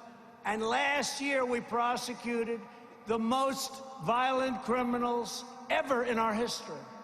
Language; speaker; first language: English; native; English